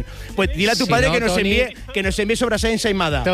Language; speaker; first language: Spanish; native; Spanish